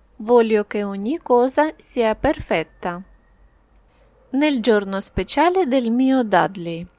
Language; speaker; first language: Italian; non-native, fluent; Ukrainian